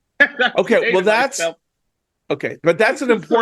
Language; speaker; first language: English; native; English